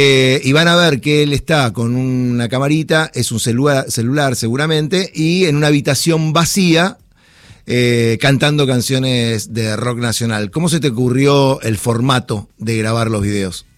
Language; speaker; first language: Spanish; native; Spanish